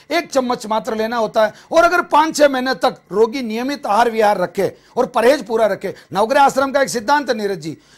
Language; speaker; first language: Hindi; native; Hindi